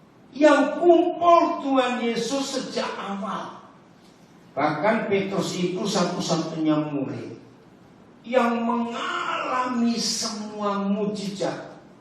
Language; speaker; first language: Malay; non-native, local second language; Javanese